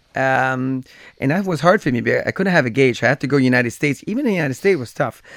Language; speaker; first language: English; native; English